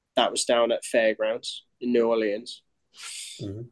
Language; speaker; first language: English; native; English